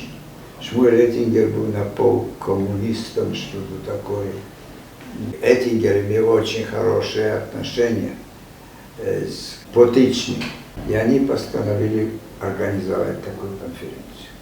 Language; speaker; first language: Russian; non-native, fluent; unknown